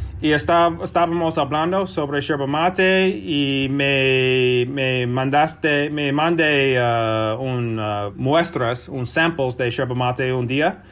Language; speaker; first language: Spanish; non-native, learner; English